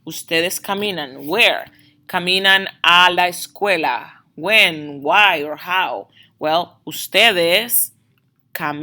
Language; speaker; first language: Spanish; non-native, fluent; English